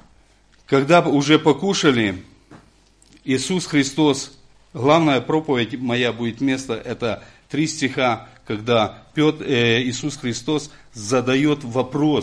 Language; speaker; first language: Russian; non-native, local second language; Ukrainian